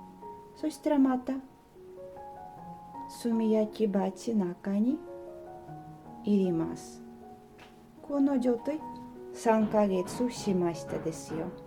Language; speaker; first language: Japanese; non-native, learner; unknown